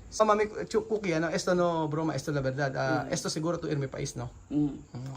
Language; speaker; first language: Spanish; non-native, learner; Filipino